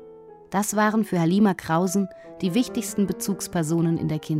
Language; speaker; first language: German; native; German